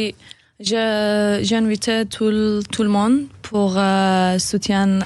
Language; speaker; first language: French; non-native, learner; Persian